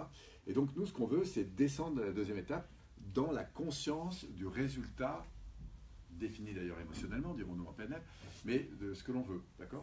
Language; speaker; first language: French; native; French